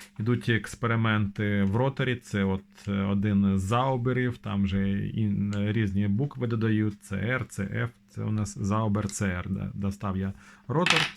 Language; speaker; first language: Ukrainian; non-native, local second language; Russian